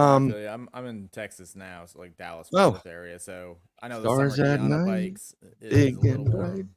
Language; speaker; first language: English; native; English